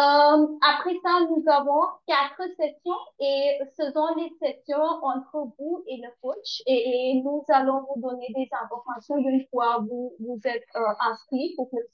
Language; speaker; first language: French; non-native, learner; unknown